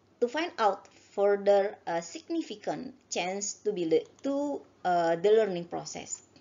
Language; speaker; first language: English; non-native, learner; Indonesian